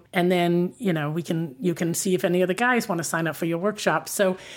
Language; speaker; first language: English; non-native, fluent; Danish